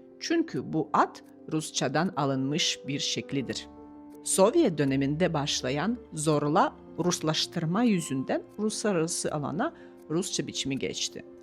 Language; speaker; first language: Turkish; non-native, fluent; Ukrainian